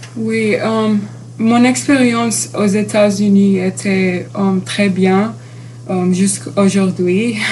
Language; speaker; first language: French; non-native, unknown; Arabic